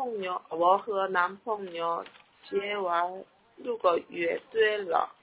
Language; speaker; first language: Chinese; non-native, learner; Korean